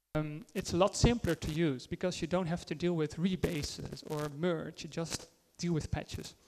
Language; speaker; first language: English; non-native, fluent; Dutch